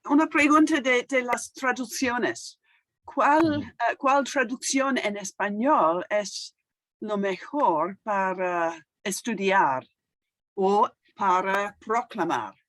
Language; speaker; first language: Spanish; non-native, fluent; English